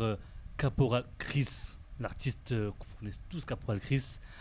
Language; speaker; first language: French; native; French